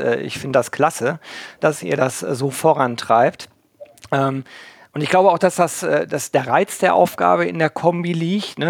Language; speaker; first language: German; native; German